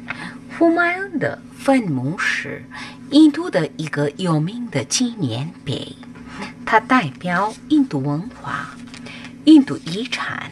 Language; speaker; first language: Chinese; non-native, fluent; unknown